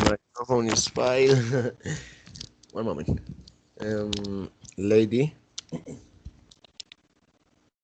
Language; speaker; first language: English; non-native, learner; Spanish